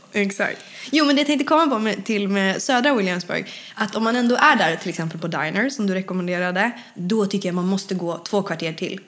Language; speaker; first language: Swedish; native; Swedish